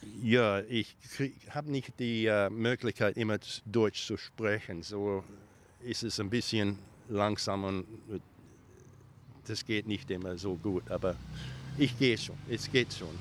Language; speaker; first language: German; early bilingual, heritage; German